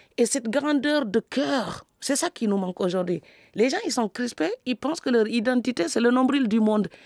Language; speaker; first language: French; non-native, local second language; Serer